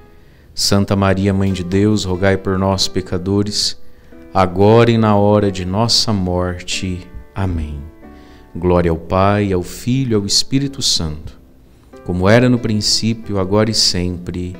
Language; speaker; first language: Portuguese; native; Portuguese